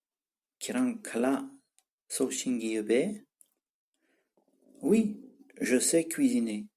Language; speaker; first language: French; non-native, fluent; Tibetan